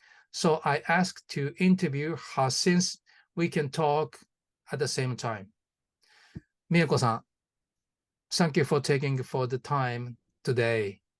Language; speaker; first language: English; non-native, learner; Japanese